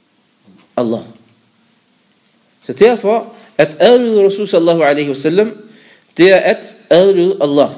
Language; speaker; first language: Danish; non-native, fluent; Arabic